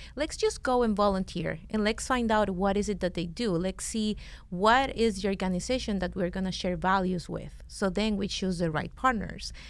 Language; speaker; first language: English; non-native, fluent; Spanish